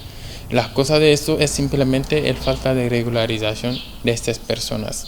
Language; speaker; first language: Spanish; non-native, fluent; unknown